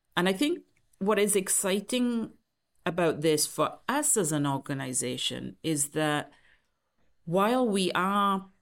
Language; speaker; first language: English; native; English